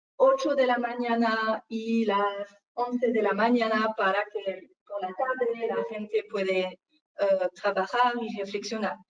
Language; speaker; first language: Spanish; non-native, fluent; French